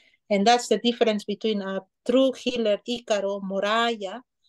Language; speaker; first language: English; non-native, fluent; Spanish